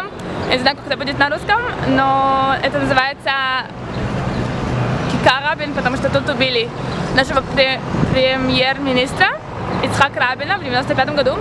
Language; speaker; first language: Russian; early bilingual, heritage; Russian